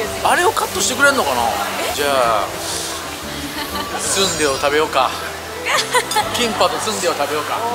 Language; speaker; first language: Japanese; native; Japanese